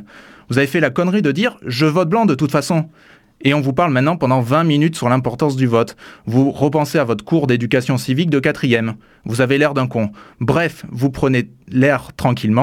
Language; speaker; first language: French; native; French